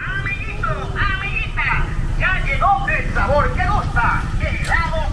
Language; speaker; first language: Spanish; native; Spanish